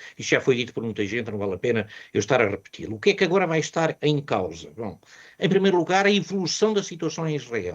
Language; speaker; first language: Portuguese; native; Portuguese